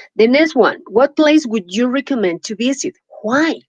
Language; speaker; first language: English; non-native, fluent; Spanish